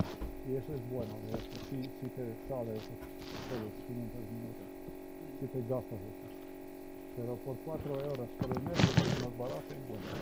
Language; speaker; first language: Spanish; non-native, learner; Slovenian